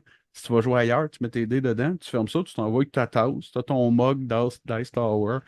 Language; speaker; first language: French; native; French